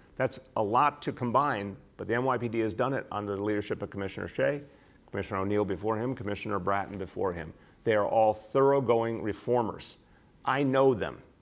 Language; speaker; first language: English; native; English